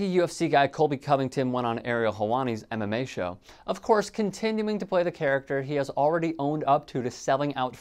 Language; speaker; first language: English; native; English